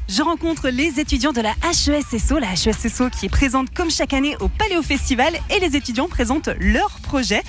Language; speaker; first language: French; native; French